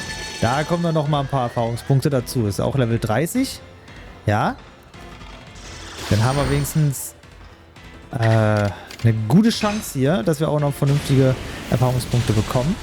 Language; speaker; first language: German; native; German